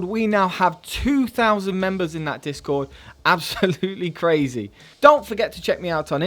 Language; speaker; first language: English; native; English